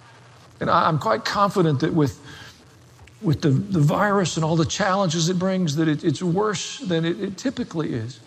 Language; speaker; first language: English; native; English